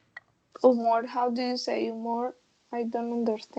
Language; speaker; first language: English; non-native, learner; Spanish